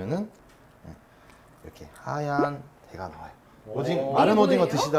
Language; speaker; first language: Korean; native; Korean